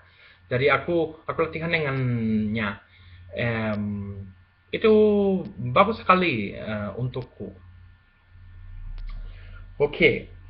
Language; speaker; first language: Indonesian; non-native, learner; Spanish